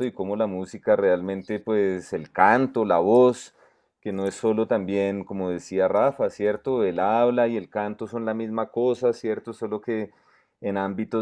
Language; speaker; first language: Spanish; native; Spanish